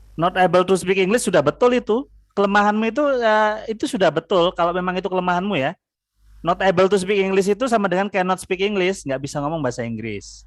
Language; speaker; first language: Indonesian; native; Indonesian